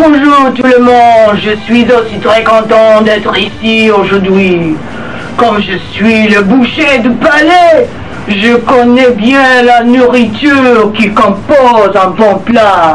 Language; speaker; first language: French; non-native, fluent; English